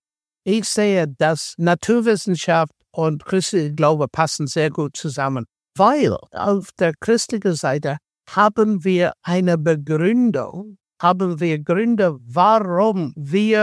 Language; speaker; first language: German; non-native, fluent; English